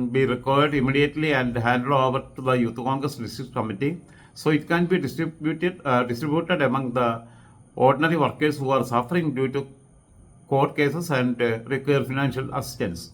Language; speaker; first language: English; non-native, local second language; Malayalam